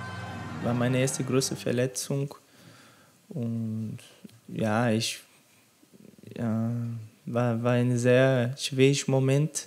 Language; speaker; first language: German; non-native, learner; Portuguese